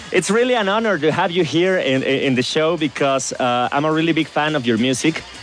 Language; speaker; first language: English; non-native, fluent; Spanish